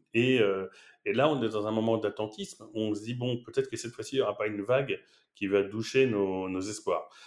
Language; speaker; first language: French; native; French